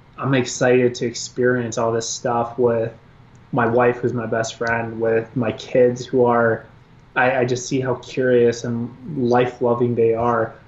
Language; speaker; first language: English; early bilingual, other home language; Albanian